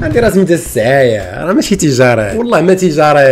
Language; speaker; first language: Arabic; native; Arabic